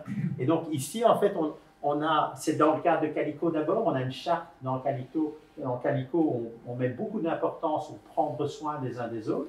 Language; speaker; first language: French; native; French